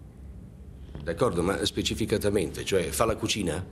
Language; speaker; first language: Italian; native; Italian